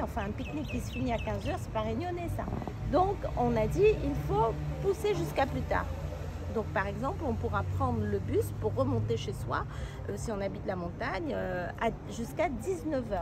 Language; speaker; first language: French; native; French